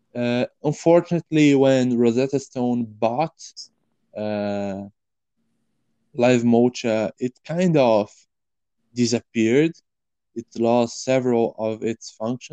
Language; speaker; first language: English; non-native, fluent; Portuguese